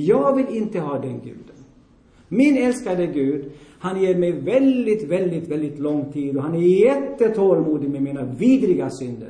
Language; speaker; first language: Swedish; non-native, fluent; Armenian